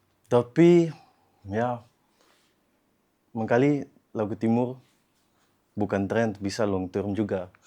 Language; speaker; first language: Indonesian; early bilingual, heritage; Dutch